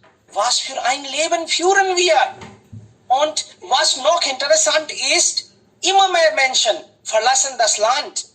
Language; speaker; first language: German; non-native, fluent; Hindi